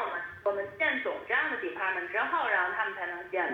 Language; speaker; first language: Chinese; native; Chinese